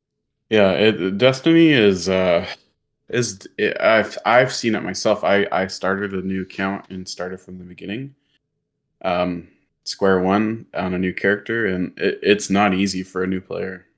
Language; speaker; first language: English; native; English